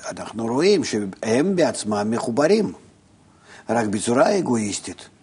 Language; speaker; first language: Hebrew; non-native, fluent; Russian